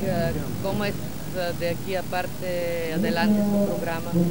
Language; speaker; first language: Spanish; non-native, fluent; Bulgarian